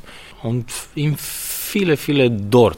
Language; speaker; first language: German; non-native, learner; Romanian